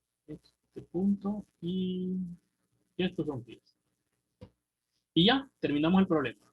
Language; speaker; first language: Spanish; native; Spanish